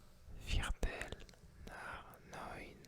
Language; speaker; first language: German; non-native, learner; French